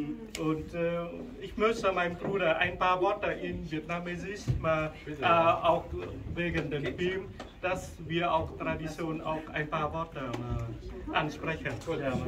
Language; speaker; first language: German; non-native, learner; Vietnamese